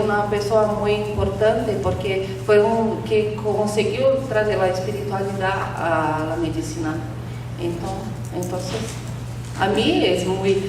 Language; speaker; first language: Spanish; non-native, learner; Portuguese